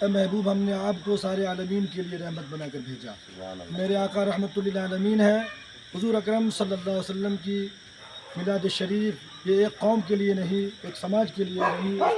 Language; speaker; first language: Urdu; native; Urdu